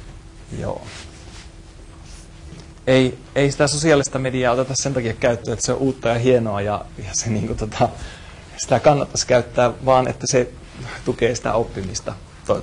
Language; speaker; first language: Finnish; native; Finnish